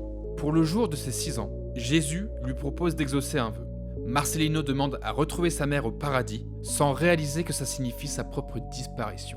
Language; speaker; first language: French; native; French